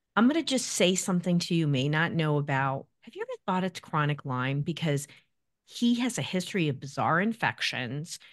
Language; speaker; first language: English; native; English